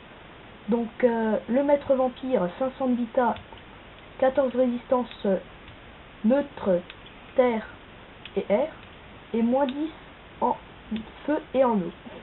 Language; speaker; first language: French; native; French